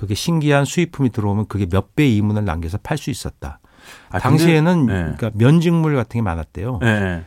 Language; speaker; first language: Korean; native; Korean